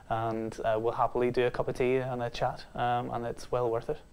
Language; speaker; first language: English; native; English